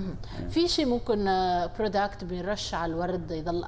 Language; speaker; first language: Arabic; native; Arabic